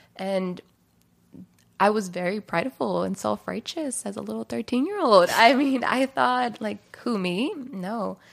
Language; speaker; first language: English; native; English